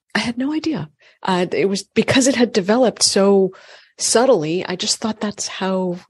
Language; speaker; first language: English; native; English